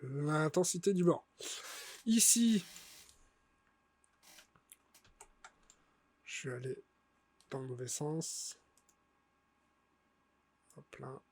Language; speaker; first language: French; native; French